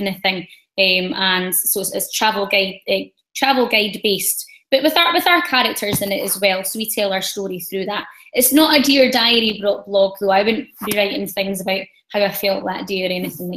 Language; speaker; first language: English; native; English